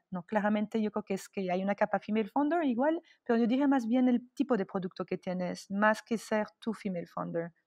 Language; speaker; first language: Spanish; non-native, fluent; French